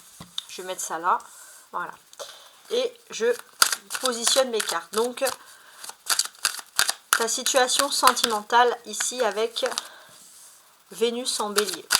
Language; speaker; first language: French; native; French